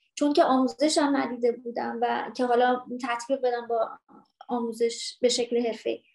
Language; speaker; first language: Persian; native; Persian